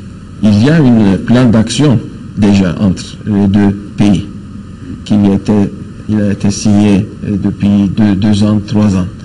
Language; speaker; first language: French; non-native, fluent; Turkish